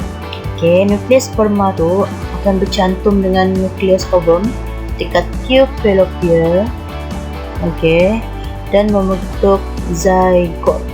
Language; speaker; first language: Malay; native; Malay